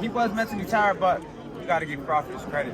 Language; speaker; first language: English; native; English